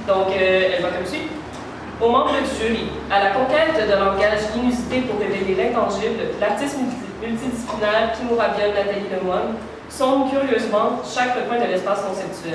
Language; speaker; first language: French; native; French